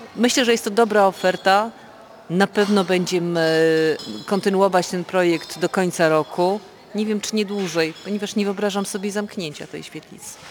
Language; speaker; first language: Polish; native; Polish